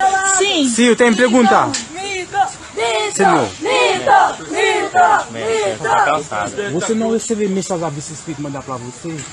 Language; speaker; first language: Portuguese; non-native, learner; Haitian Creole